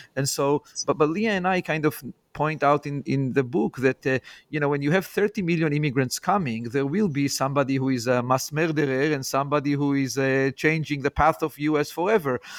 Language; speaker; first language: English; non-native, fluent; Hebrew